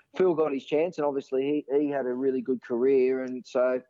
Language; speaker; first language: English; native; English